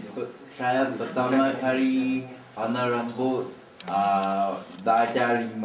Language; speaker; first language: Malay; non-native, local second language; Chinese